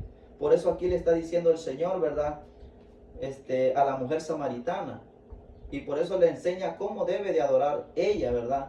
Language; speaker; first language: Spanish; native; Spanish